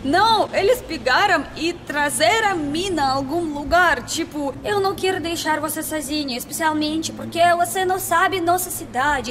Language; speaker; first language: Portuguese; non-native, learner; Russian